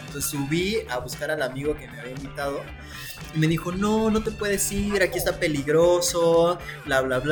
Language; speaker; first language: Spanish; native; Spanish